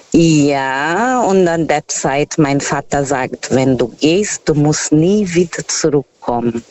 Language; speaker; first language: German; non-native, fluent; Portuguese